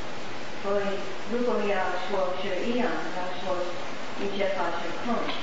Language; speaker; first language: Chinese; non-native, learner; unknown